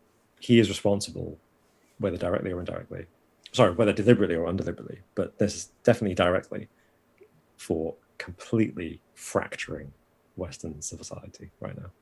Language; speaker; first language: English; native; English